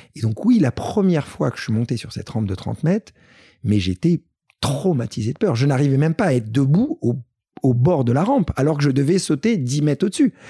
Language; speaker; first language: French; early bilingual, other home language; Greek